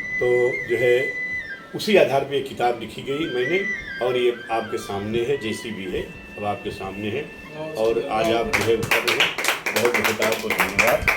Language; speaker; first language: Hindi; native; Hindi